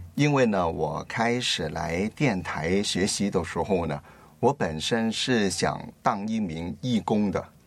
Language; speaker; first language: Chinese; non-native, local second language; Cantonese